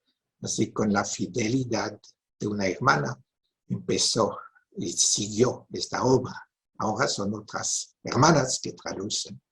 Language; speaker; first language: Spanish; non-native, fluent; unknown